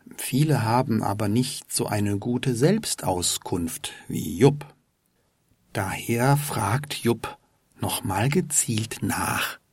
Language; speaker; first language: German; native; German